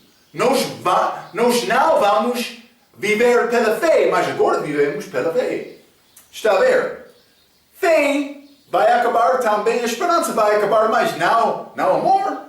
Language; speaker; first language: Portuguese; non-native, learner; English